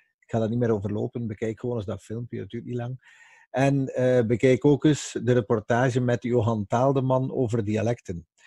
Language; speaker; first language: Dutch; native; Dutch